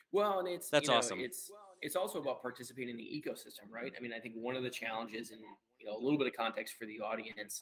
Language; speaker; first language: English; native; English